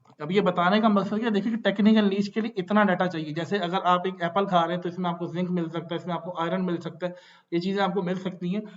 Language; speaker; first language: Urdu; non-native, local second language; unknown